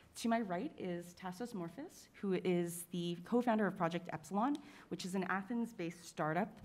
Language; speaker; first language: English; native; English